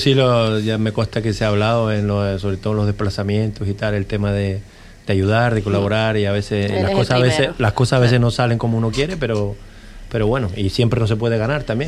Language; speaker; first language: Spanish; native; Spanish